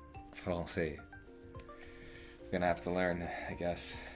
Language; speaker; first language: English; native; English